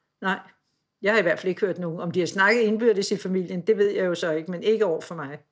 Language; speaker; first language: Danish; native; Danish